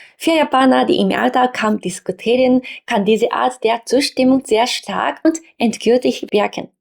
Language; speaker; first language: German; non-native, fluent; Japanese